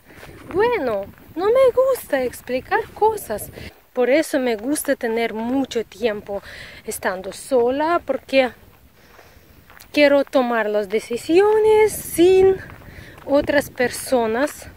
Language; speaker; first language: Spanish; non-native, learner; Russian